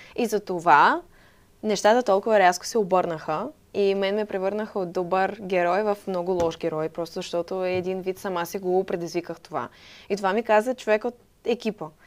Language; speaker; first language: Bulgarian; non-native, fluent; Russian